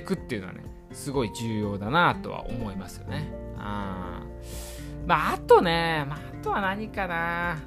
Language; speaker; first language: Japanese; native; Japanese